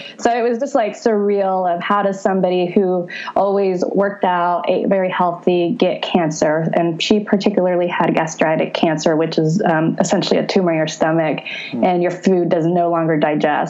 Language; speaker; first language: English; native; English